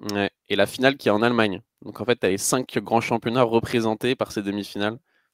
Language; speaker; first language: French; native; French